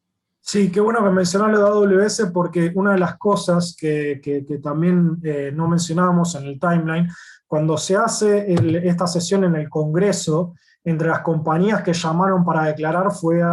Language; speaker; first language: Spanish; native; Spanish